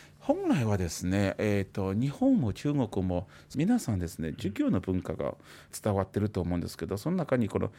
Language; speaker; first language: Japanese; non-native, fluent; Chinese